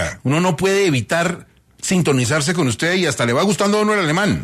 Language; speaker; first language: Spanish; native; Spanish